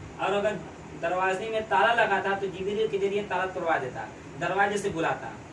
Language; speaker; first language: Urdu; native; Urdu